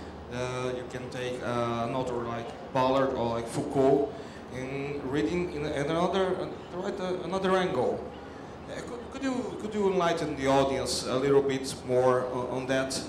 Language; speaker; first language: English; non-native, fluent; Portuguese